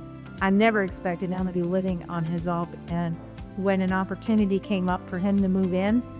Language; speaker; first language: English; native; English